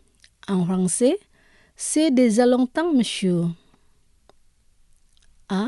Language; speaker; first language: French; non-native, fluent; Indonesian